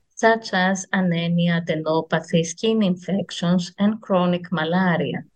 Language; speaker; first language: English; non-native, fluent; Greek